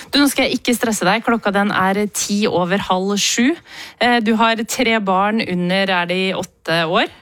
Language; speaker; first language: Norwegian; native; Norwegian